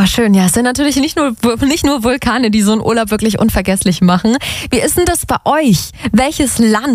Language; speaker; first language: German; native; German